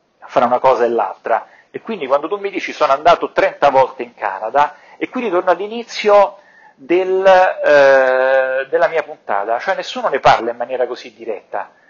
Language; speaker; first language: Italian; native; Italian